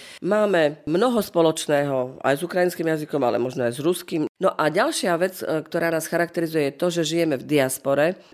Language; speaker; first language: Slovak; non-native, local second language; Rusyn